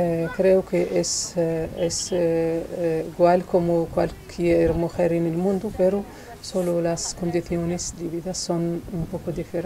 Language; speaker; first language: Spanish; non-native, local second language; Arabic